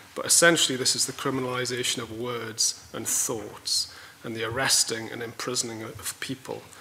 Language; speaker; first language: English; native; English